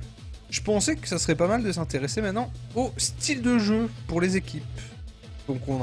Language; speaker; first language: French; native; French